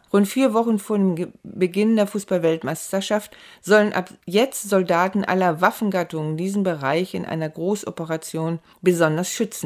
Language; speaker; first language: German; native; German